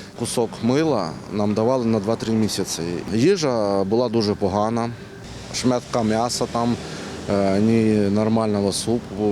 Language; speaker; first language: Ukrainian; non-native, local second language; Russian